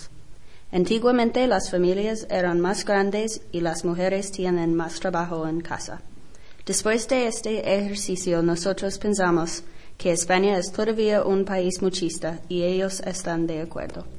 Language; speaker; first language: Spanish; non-native, learner; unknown